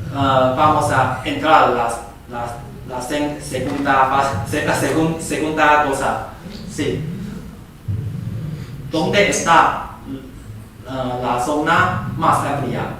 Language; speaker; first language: Spanish; non-native, fluent; Chinese